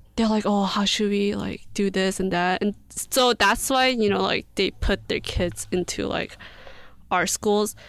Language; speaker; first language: English; early bilingual, other home language; Korean